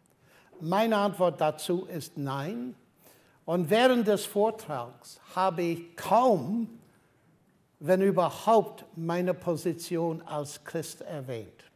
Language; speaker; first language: German; non-native, fluent; English